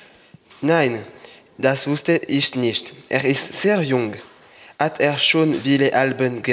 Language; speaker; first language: German; non-native, learner; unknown